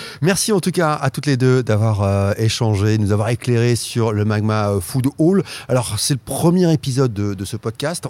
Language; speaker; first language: French; native; French